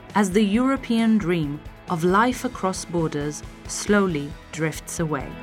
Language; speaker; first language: English; non-native, fluent; Italian